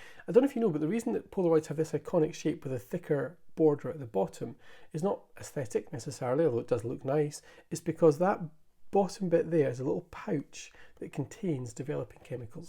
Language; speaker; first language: English; native; English